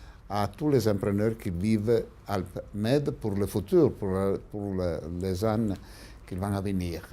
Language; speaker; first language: French; non-native, fluent; Italian